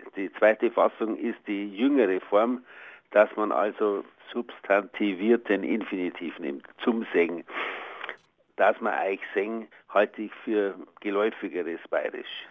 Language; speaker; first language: German; native; German